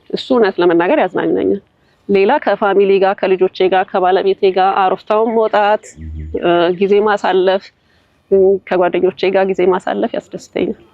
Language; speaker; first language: Amharic; native; Amharic